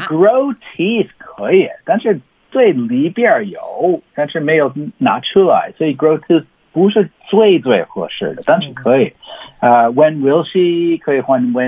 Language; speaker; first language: Chinese; non-native, learner; English